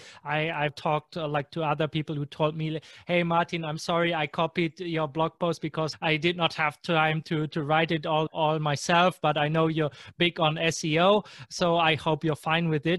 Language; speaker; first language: English; non-native, fluent; German